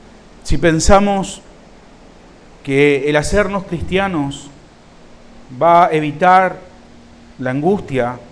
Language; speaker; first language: Spanish; native; Spanish